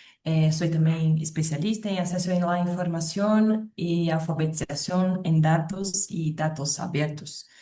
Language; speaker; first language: Spanish; non-native, fluent; Portuguese